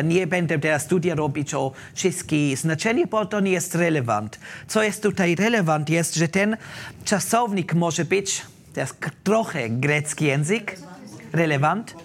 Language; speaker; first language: Polish; non-native, learner; German